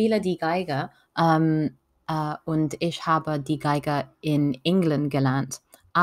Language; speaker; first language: German; non-native, learner; French